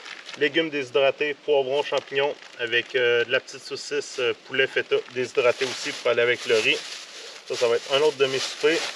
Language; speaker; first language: French; native; French